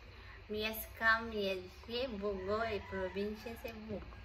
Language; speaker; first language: Polish; non-native, learner; Cebuano